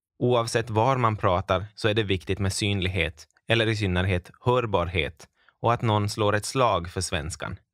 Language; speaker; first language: Swedish; native; Swedish